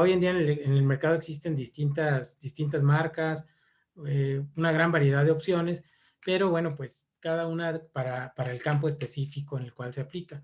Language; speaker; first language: Spanish; native; Spanish